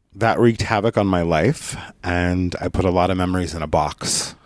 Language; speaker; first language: English; early bilingual, other home language; Italian